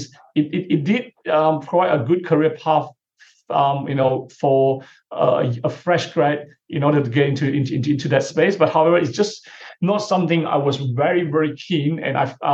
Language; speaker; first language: English; non-native, local second language; Chinese